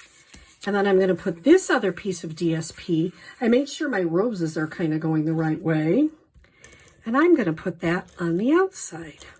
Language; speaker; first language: English; native; English